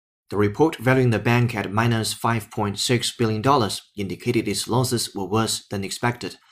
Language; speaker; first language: English; non-native, fluent; Chinese